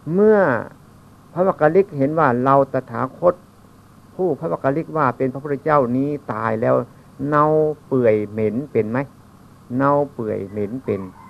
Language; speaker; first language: Thai; non-native, local second language; Northeastern Thai